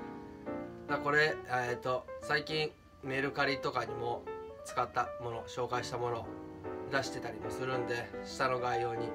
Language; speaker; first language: Japanese; native; Japanese